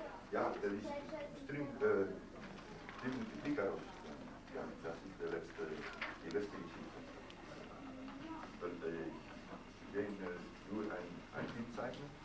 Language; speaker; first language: German; non-native, learner; Dutch